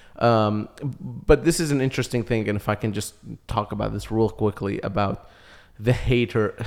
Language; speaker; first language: English; early bilingual, other home language; Arabic